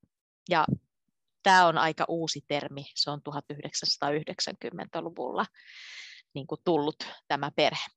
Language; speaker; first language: Finnish; native; Finnish